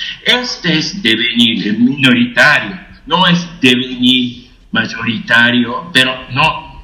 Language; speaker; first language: Spanish; non-native, fluent; Japanese